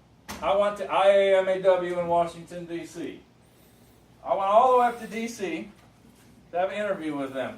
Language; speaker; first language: English; native; English